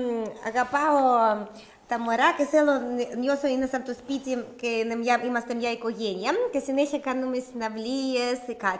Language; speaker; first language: Greek; non-native, learner; Russian